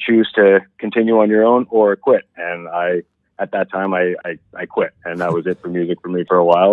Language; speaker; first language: English; native; English